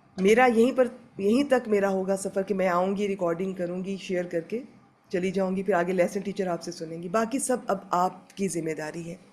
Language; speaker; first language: Urdu; native; Urdu